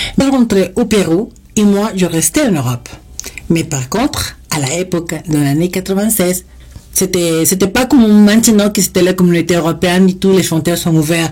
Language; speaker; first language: French; non-native, fluent; Spanish